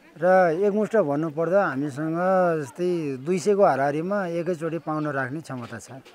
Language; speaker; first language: Nepali; non-native, local second language; Gurung